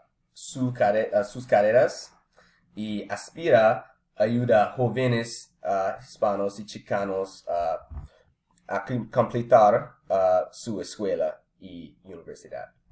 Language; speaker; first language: Spanish; non-native, learner; English